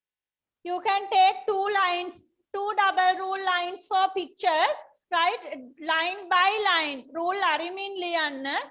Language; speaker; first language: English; non-native, fluent; Sinhala